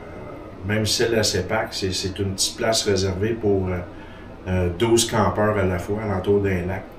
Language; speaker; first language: French; native; French